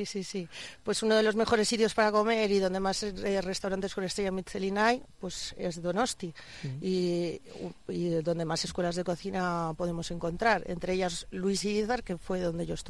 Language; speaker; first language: Spanish; native; Spanish